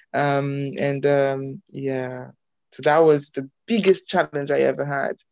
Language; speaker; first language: English; non-native, fluent; French